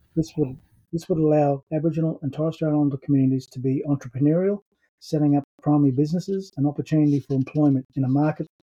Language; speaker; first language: English; native; English